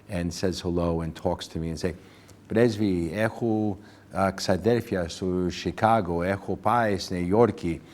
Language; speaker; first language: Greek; early bilingual, heritage; English